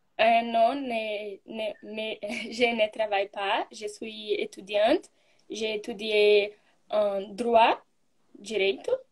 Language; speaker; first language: French; non-native, learner; Portuguese